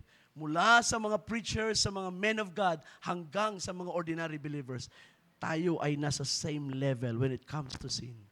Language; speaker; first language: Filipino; native; Filipino